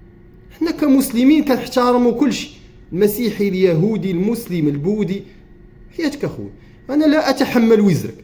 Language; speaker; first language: Arabic; native; Arabic